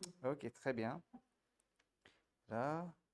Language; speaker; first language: French; non-native, fluent; Hindi